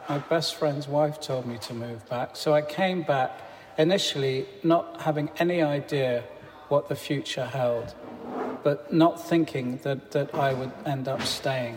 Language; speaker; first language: English; native; English